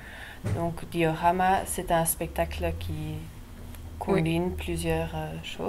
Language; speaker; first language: French; non-native, local second language; Dutch